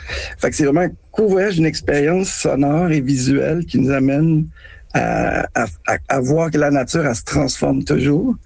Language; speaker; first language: French; native; French